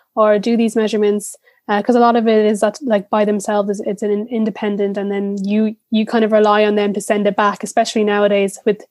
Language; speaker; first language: English; native; English